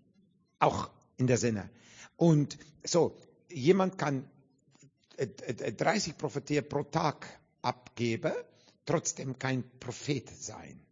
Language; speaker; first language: German; non-native, learner; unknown